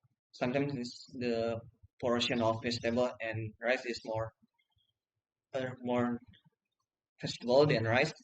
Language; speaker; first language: English; non-native, learner; Indonesian